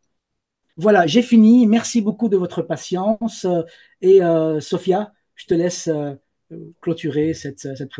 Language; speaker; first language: French; native; French